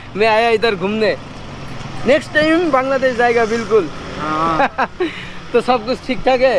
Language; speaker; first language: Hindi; non-native, learner; Bangla